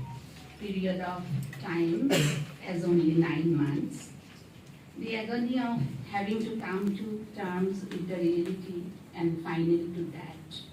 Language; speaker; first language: English; non-native, local second language; Assamese